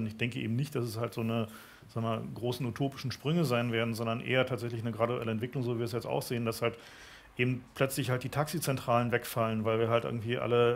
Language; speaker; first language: German; native; German